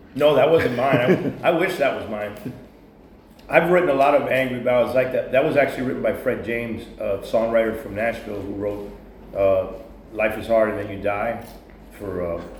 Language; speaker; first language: English; native; English